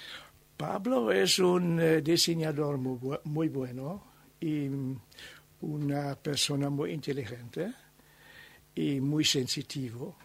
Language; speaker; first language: Spanish; non-native, learner; German